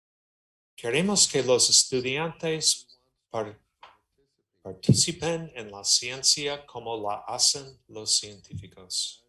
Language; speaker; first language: Spanish; non-native, learner; English